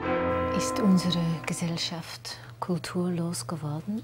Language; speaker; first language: German; non-native, fluent; Dutch